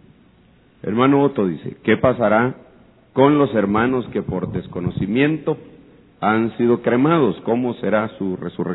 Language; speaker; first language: Spanish; native; Spanish